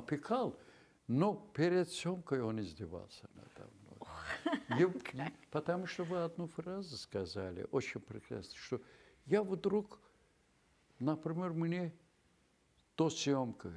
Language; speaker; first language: Russian; non-native, local second language; Azerbaijani